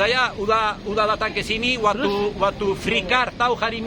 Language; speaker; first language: Indonesian; non-native, fluent; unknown